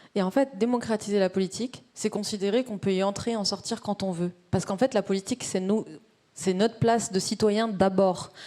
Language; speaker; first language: French; early bilingual, other home language; Arabic